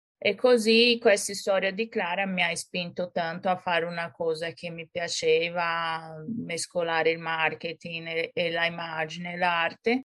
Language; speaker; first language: Italian; non-native, fluent; Portuguese